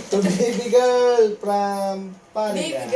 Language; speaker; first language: English; non-native, local second language; Filipino